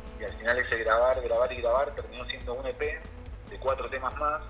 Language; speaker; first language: Spanish; native; Spanish